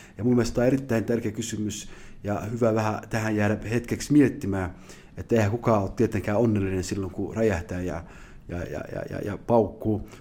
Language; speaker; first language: Finnish; early bilingual, other home language; Somali